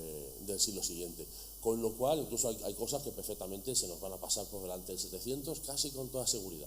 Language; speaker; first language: Spanish; native; Spanish